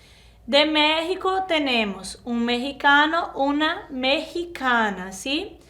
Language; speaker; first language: Spanish; non-native, fluent; Portuguese